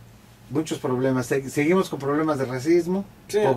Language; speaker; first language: Spanish; native; Spanish